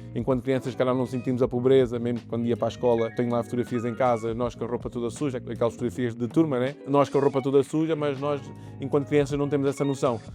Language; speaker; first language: Portuguese; early bilingual, other home language; Kabuverdianu